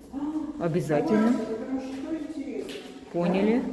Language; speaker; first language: Russian; native; Russian